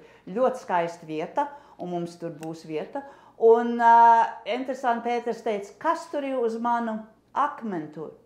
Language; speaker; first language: Latvian; early bilingual, heritage; English